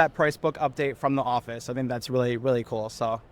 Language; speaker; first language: English; native; English